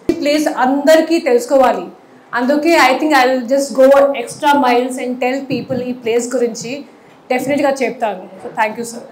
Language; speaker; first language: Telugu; non-native, learner; Hindi